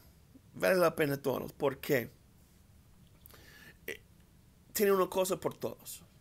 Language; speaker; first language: Spanish; non-native, learner; English